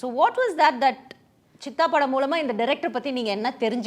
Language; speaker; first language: Tamil; native; Tamil